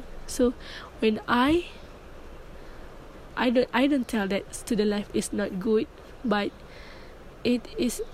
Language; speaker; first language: English; non-native, learner; Malay